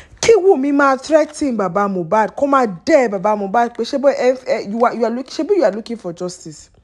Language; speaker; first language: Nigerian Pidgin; non-native, local second language; Yoruba